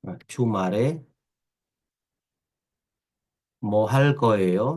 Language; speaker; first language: Korean; non-native, learner; Khmer